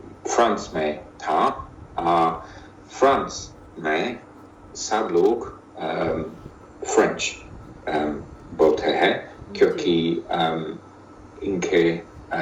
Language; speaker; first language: Hindi; non-native, learner; English